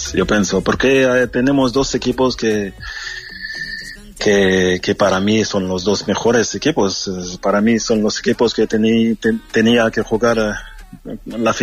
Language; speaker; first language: Spanish; non-native, learner; French